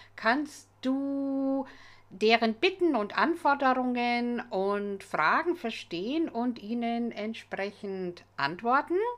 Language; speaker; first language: German; non-native, fluent; English